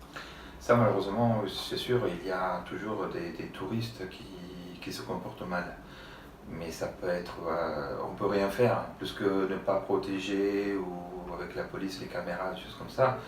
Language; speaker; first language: French; non-native, fluent; Italian